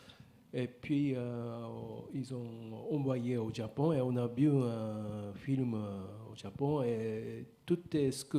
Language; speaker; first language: French; non-native, learner; Japanese